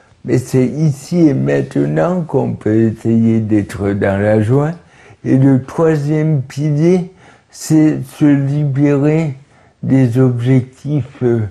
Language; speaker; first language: French; native; French